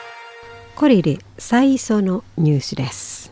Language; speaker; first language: Japanese; non-native, fluent; Indonesian